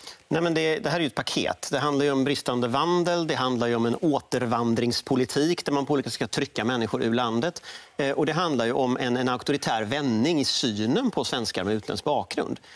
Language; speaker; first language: Swedish; native; Swedish